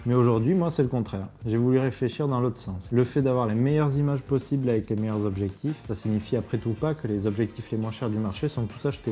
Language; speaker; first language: French; native; French